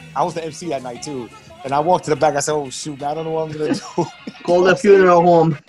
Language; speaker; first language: English; native; English